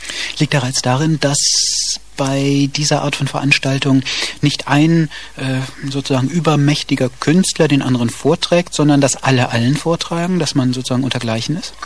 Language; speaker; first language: German; native; German